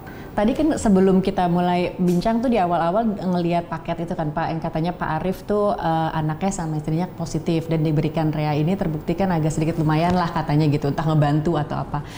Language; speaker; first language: Indonesian; native; Indonesian